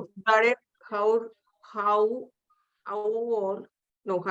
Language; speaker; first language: English; non-native, learner; Spanish